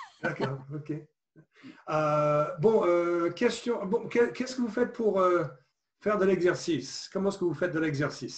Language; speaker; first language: French; non-native, fluent; English